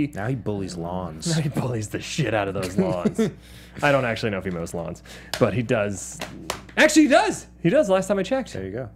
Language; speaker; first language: English; native; English